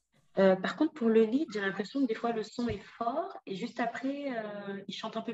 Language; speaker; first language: French; native; French